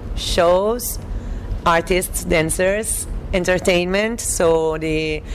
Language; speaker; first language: English; non-native, fluent; Italian